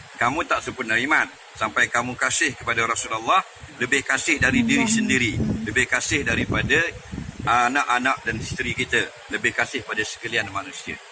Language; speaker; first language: Malay; native; Malay